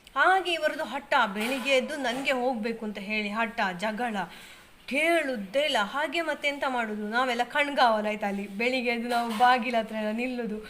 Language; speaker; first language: Kannada; native; Kannada